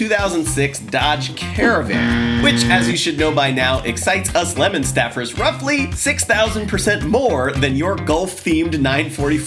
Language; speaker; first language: English; native; English